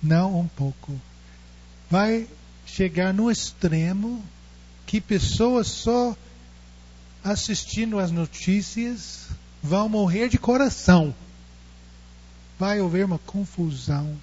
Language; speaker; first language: Portuguese; non-native, fluent; English